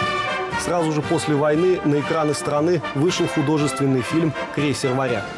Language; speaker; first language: Russian; native; Russian